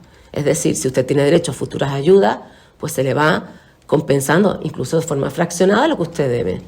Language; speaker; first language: Spanish; native; Spanish